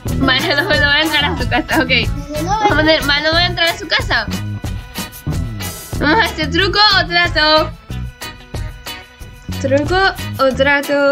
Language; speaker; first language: Spanish; native; Spanish